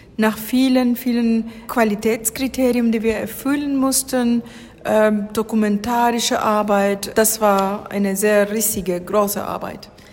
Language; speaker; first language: German; non-native, fluent; Spanish